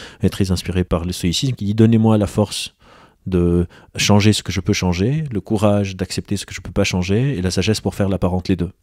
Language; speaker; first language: French; non-native, local second language; Arabic